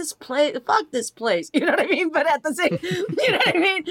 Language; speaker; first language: English; native; English